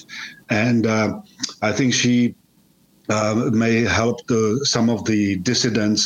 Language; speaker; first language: English; non-native, fluent; Czech